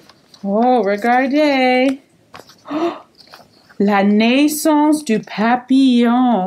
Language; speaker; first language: French; non-native, fluent; English